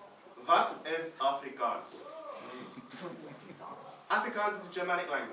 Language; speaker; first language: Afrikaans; non-native, fluent; English